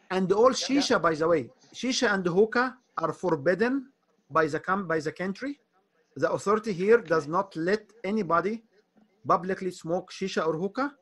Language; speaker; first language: English; non-native, fluent; Arabic